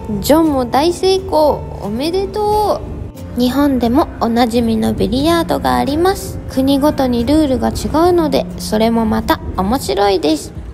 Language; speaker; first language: Japanese; native; Japanese